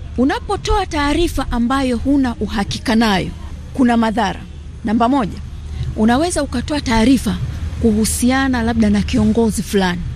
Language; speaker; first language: Swahili; native; Swahili